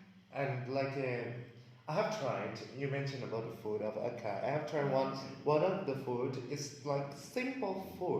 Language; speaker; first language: English; non-native, learner; Thai